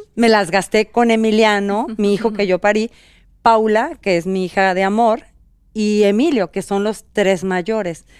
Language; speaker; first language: Spanish; native; Spanish